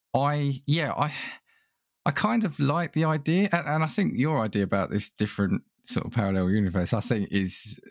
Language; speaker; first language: English; early bilingual, other home language; Italian